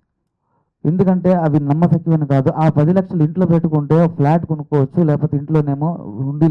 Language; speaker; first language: Telugu; native; Telugu